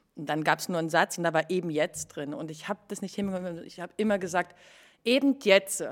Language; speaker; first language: German; native; German